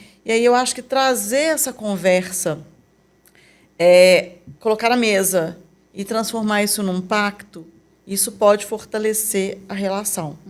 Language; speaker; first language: Portuguese; native; Portuguese